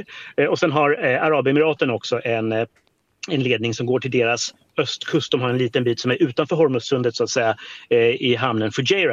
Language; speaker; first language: Swedish; native; Swedish